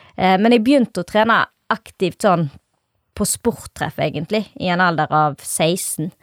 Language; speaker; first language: Norwegian; native; Norwegian